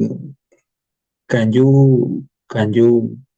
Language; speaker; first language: English; non-native, learner; Spanish